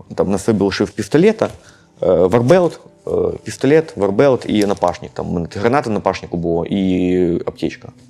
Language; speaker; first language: Ukrainian; non-native, local second language; Russian